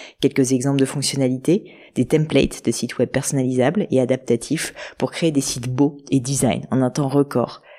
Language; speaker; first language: French; native; French